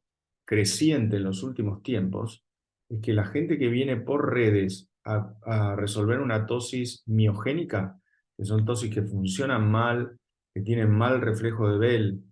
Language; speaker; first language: Spanish; native; Spanish